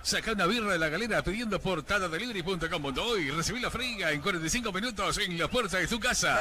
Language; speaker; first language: Spanish; native; Spanish